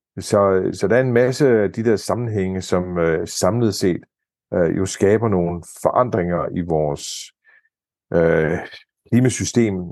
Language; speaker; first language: Danish; native; Danish